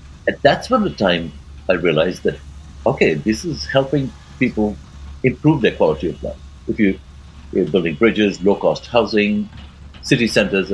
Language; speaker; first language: English; non-native, local second language; Urdu